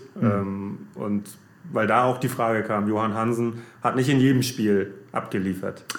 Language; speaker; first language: German; native; German